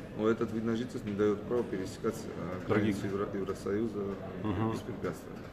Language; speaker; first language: Russian; non-native, fluent; Georgian